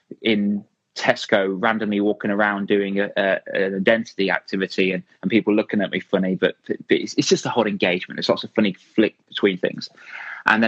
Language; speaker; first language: English; native; English